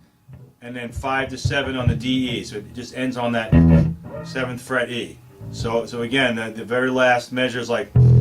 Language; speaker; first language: English; native; English